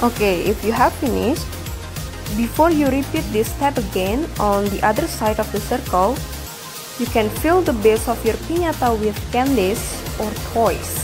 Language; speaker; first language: English; non-native, fluent; Indonesian